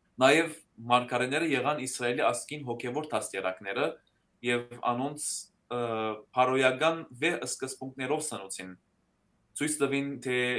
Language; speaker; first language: Armenian; early bilingual, heritage; Armenian